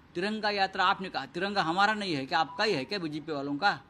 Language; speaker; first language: Hindi; non-native, local second language; Marathi